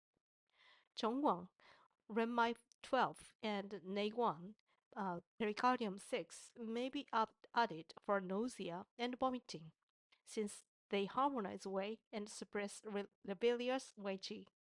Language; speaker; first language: English; non-native, fluent; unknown